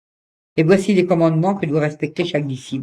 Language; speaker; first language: French; native; French